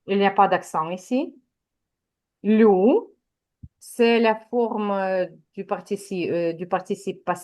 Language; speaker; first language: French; non-native, fluent; Ukrainian